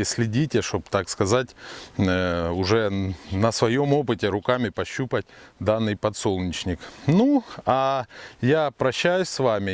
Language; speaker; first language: Russian; native; Russian